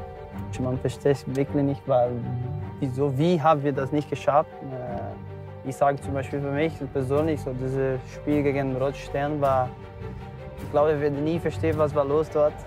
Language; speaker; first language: German; non-native, fluent; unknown